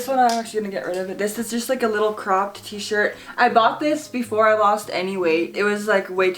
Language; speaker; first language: English; native; English